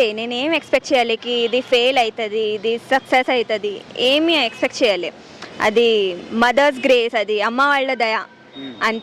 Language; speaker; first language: Telugu; non-native, local second language; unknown